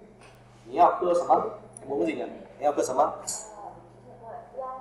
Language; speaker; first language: Chinese; non-native, fluent; Vietnamese